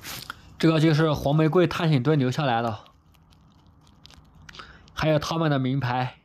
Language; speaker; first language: Chinese; native; Chinese